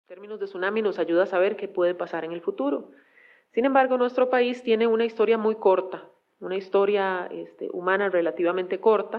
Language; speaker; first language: Spanish; native; Spanish